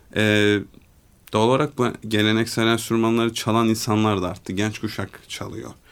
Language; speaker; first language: Turkish; native; Turkish